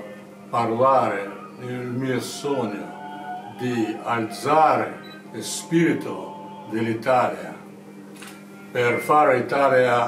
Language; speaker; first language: Italian; non-native, learner; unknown